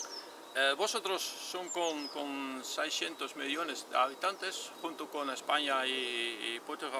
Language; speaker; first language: Spanish; non-native, learner; Dutch